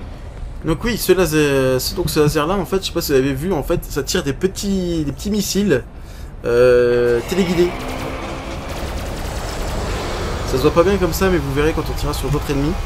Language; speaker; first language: French; native; French